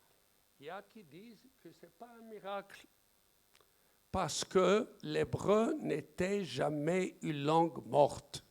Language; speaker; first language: French; non-native, fluent; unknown